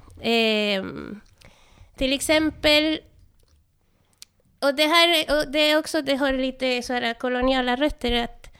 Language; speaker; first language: Swedish; non-native, fluent; Spanish